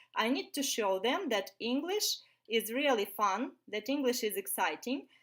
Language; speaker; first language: English; non-native, fluent; Ukrainian